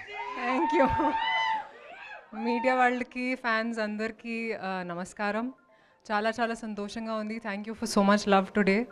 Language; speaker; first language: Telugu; non-native, fluent; Hindi